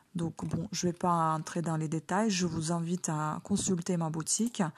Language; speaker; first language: French; non-native, fluent; Ukrainian